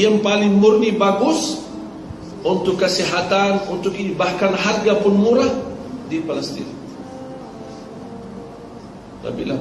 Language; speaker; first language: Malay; non-native, fluent; Arabic